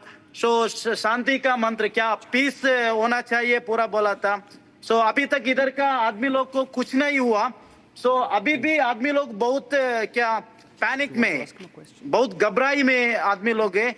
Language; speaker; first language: Hindi; non-native, local second language; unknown